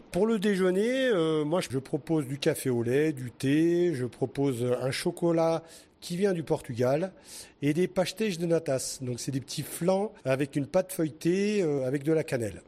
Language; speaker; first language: French; early bilingual, other home language; Portuguese